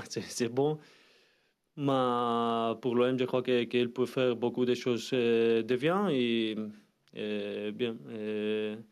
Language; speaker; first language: French; non-native, learner; Spanish